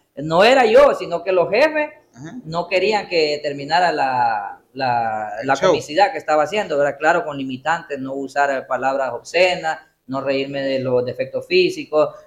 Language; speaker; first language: Spanish; native; Spanish